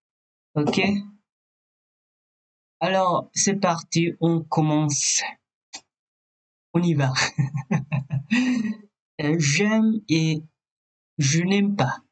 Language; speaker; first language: French; non-native, fluent; Thai